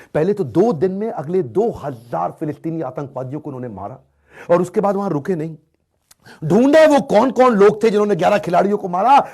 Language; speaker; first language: Hindi; native; Hindi